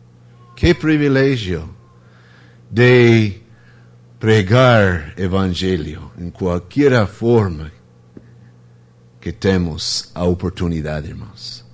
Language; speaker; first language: Spanish; non-native, fluent; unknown